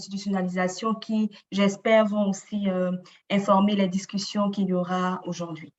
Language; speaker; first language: French; native; French